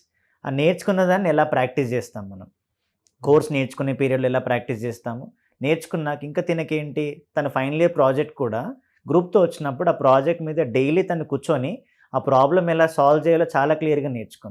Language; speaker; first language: Telugu; native; Telugu